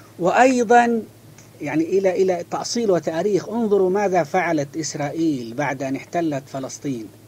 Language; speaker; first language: Arabic; non-native, fluent; Malay